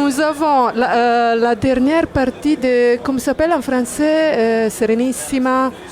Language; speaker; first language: French; non-native, learner; Italian